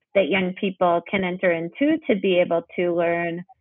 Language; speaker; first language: English; native; English